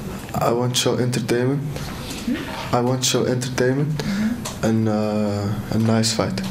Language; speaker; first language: English; non-native, learner; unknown